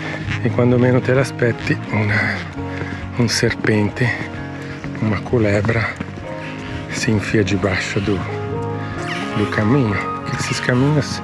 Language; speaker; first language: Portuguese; non-native, fluent; Italian